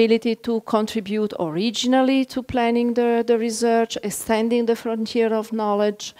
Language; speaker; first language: English; non-native, fluent; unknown